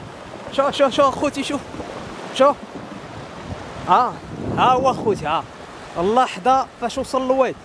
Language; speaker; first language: Arabic; native; Arabic